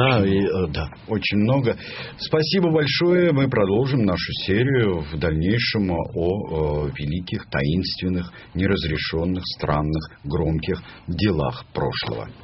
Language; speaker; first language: Russian; native; Russian